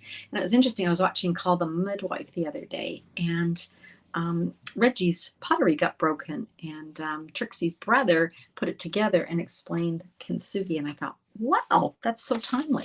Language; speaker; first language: English; native; English